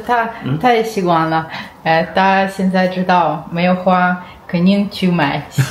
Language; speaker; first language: Chinese; non-native, learner; Russian